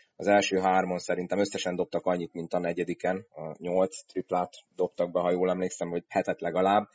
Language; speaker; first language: Hungarian; native; Hungarian